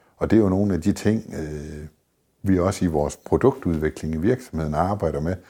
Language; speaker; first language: Danish; native; Danish